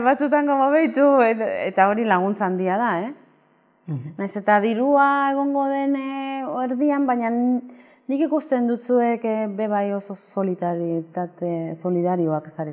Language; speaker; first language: Basque; non-native, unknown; Spanish